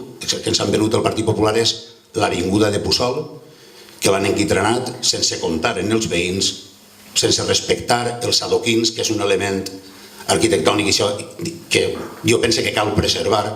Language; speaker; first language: Catalan; native; Catalan